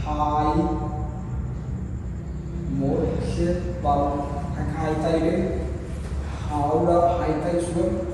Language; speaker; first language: Vietnamese; non-native, learner; Hindi